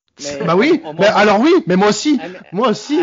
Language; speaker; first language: French; native; French